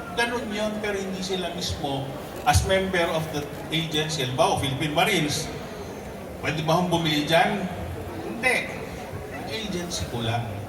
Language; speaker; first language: Filipino; non-native, local second language; Iloko